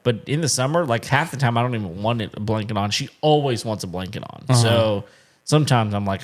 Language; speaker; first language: English; native; English